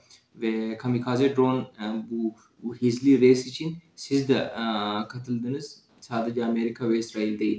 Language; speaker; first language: Turkish; non-native, fluent; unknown